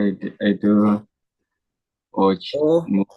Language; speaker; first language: English; non-native, learner; Indonesian